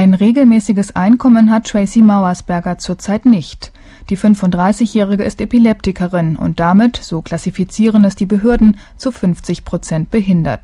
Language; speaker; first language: German; native; German